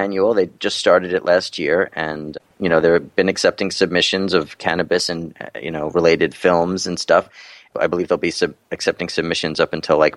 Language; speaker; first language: English; native; English